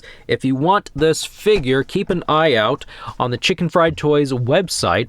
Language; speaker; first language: English; native; English